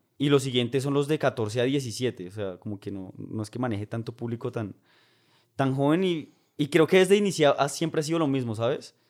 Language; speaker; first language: Spanish; native; Spanish